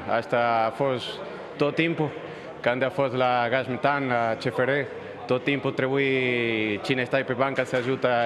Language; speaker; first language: Romanian; non-native, learner; Spanish